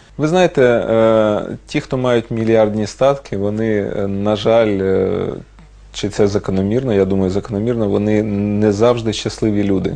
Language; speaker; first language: Ukrainian; non-native, local second language; Russian